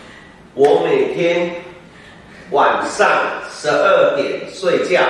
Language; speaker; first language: Chinese; non-native, learner; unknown